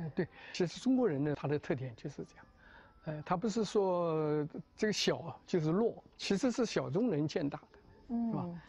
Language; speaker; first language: Chinese; native; Chinese